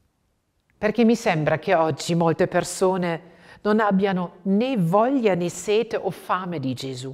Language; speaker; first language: Italian; non-native, fluent; German